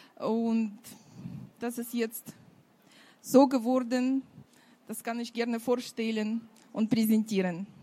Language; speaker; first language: German; non-native, fluent; Russian